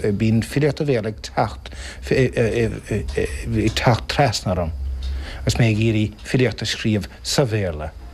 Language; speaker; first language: Irish; non-native, local second language; English